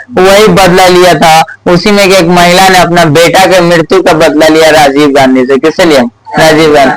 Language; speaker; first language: Hindi; native; Hindi